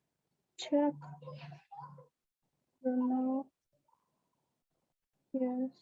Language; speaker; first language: English; non-native, learner; Chinese